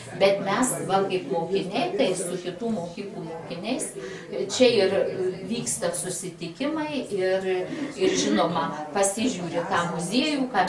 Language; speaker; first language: Lithuanian; native; Lithuanian